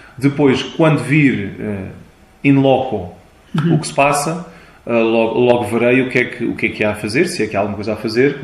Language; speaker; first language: Portuguese; early bilingual, heritage; Portuguese